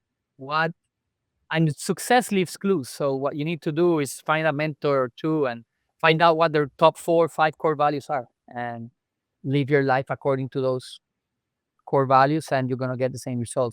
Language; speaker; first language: English; non-native, local second language; Spanish